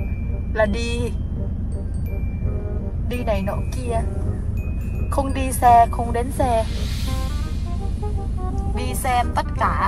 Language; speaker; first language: Vietnamese; non-native, learner; Thai